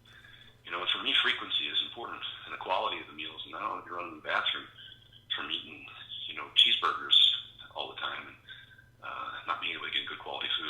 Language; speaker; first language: English; native; English